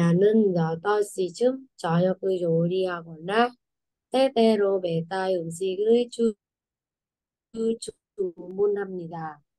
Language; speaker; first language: Korean; non-native, learner; Vietnamese